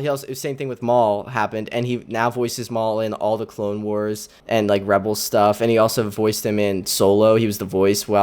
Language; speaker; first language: English; native; English